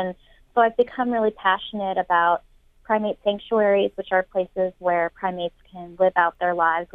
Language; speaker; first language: English; native; English